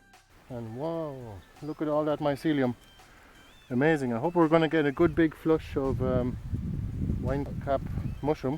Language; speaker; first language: English; native; English